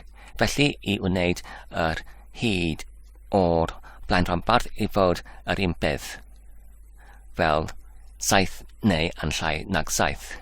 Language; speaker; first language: Welsh; non-native, learner; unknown